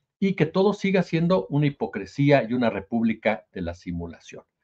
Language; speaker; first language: Spanish; native; Spanish